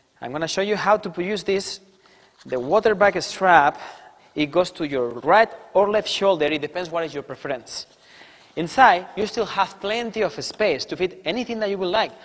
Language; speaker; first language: English; non-native, fluent; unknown